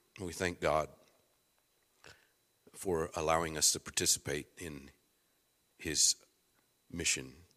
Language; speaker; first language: English; native; English